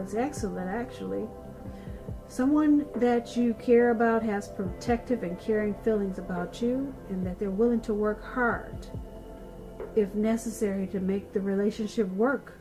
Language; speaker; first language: English; native; English